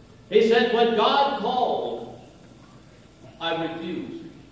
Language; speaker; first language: English; native; English